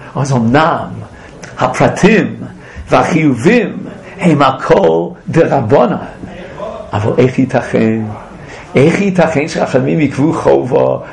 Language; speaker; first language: Hebrew; non-native, fluent; English